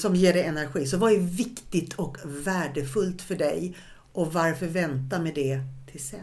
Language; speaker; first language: Swedish; native; Swedish